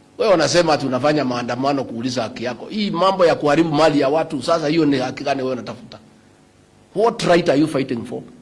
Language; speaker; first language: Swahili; non-native, local second language; Kikuyu